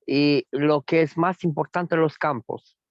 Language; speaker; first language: Spanish; non-native, fluent; Romanian